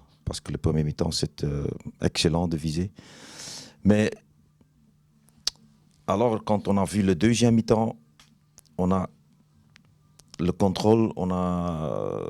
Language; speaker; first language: French; non-native, learner; Dutch